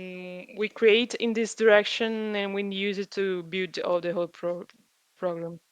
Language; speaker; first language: English; non-native, learner; Portuguese